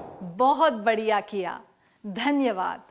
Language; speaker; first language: Hindi; native; Hindi